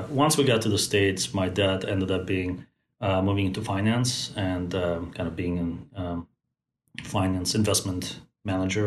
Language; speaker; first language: English; non-native, fluent; Russian